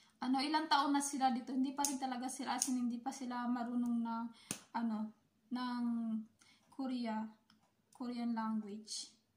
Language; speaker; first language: Filipino; native; Filipino